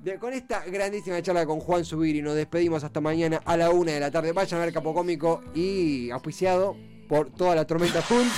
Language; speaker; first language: Spanish; native; Spanish